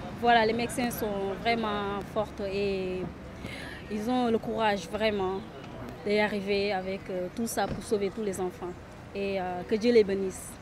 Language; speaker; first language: French; non-native, local second language; Wolof